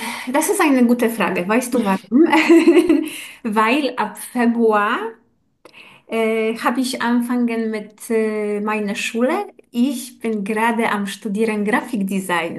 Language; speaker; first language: German; non-native, learner; Polish